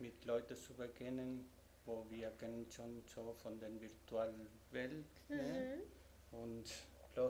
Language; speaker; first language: German; non-native, learner; Spanish